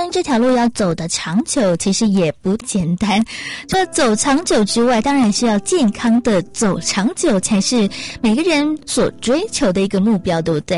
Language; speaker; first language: Chinese; native; Chinese